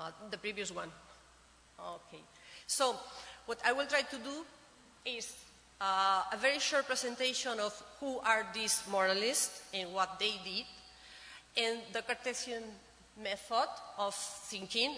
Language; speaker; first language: English; non-native, fluent; Spanish